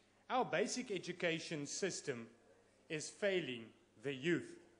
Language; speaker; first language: English; non-native, local second language; Afrikaans